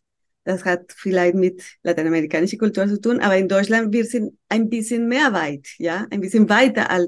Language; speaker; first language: German; non-native, fluent; Spanish